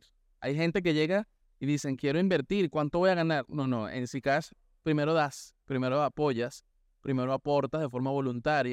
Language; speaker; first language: Spanish; native; Spanish